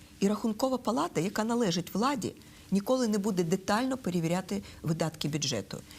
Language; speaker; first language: Ukrainian; non-native, local second language; Russian